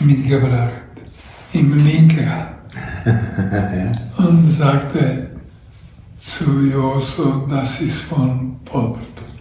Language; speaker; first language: German; non-native, learner; Croatian